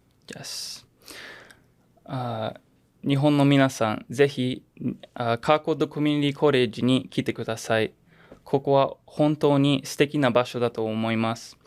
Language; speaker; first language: Japanese; early bilingual, heritage; Japanese